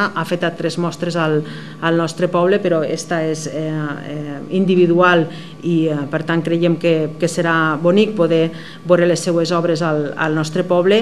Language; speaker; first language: Catalan; native; Catalan